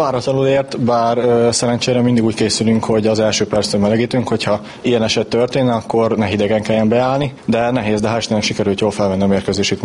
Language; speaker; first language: Hungarian; native; Hungarian